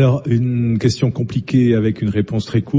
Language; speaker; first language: French; native; French